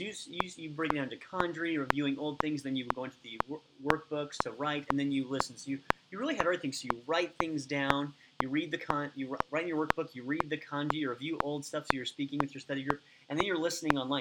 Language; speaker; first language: English; native; English